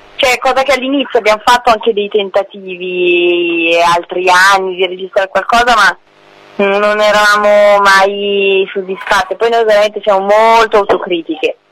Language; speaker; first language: Italian; non-native, fluent; English